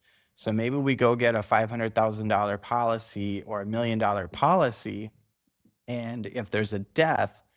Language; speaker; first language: English; native; English